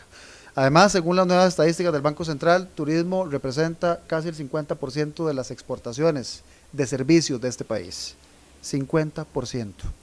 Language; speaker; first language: Spanish; native; Spanish